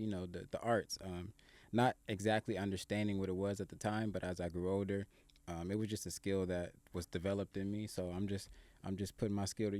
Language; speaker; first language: English; native; English